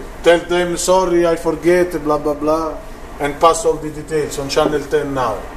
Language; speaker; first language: English; non-native, fluent; Italian